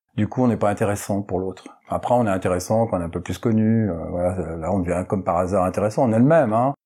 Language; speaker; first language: French; native; French